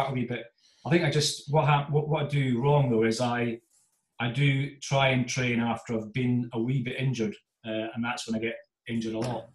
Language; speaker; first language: English; native; English